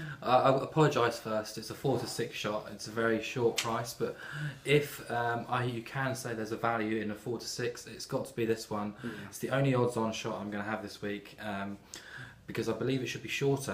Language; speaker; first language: English; native; English